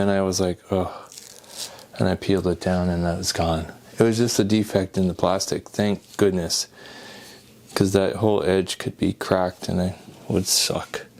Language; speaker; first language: English; native; English